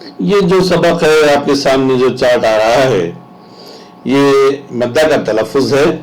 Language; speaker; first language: Urdu; native; Urdu